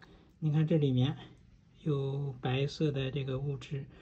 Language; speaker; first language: Chinese; native; Chinese